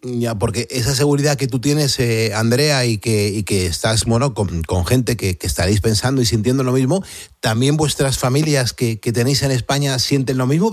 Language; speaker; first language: Spanish; native; Spanish